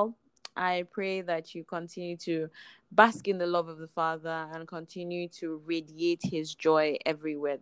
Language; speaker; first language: English; non-native, local second language; Igbo